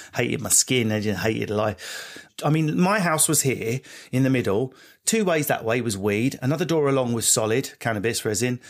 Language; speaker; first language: English; native; English